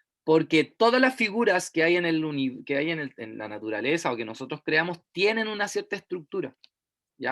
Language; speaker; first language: Spanish; native; Spanish